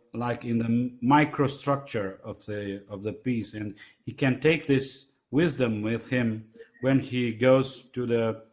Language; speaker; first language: English; non-native, fluent; Romanian